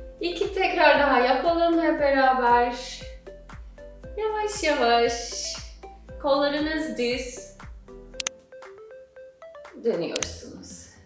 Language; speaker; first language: Turkish; non-native, fluent; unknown